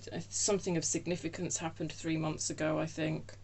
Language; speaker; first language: English; native; English